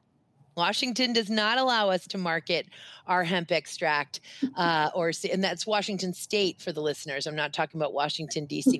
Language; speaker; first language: English; native; English